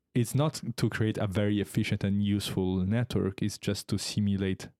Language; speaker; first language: English; non-native, fluent; Italian